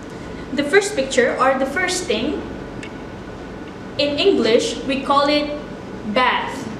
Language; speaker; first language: English; non-native, fluent; Indonesian